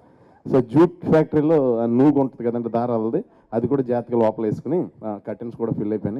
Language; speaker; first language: Telugu; native; Telugu